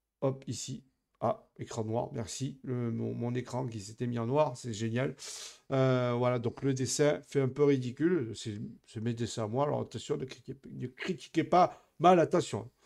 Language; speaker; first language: French; native; French